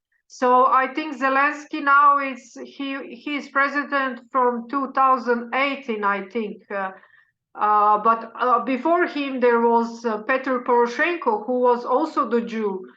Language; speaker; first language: English; non-native, fluent; Serbian